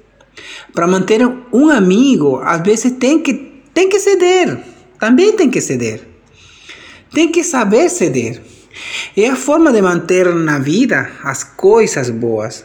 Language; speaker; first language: Portuguese; non-native, fluent; Spanish